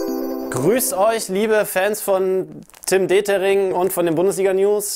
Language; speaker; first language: German; native; German